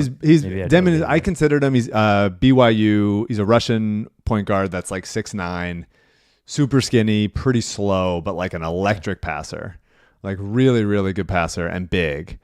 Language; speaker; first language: English; native; English